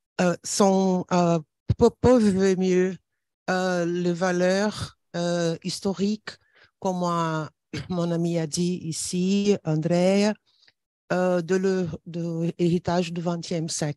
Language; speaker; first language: French; non-native, fluent; Portuguese